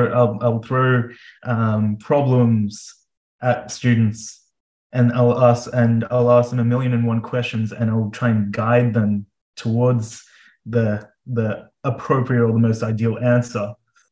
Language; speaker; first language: English; native; English